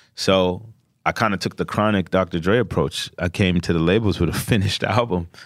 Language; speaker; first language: English; native; English